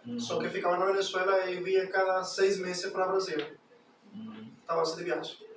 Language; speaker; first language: Portuguese; non-native, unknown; Spanish